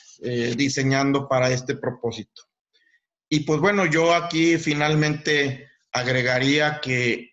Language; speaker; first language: Spanish; native; Spanish